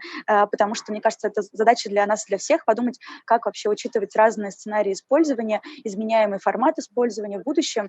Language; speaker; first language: Russian; native; Russian